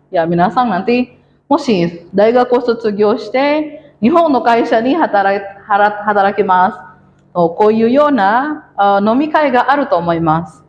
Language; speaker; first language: Japanese; non-native, fluent; Indonesian